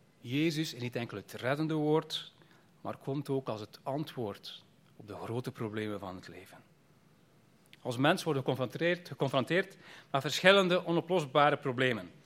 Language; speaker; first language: Dutch; native; Dutch